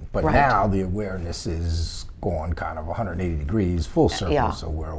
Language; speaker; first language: English; native; English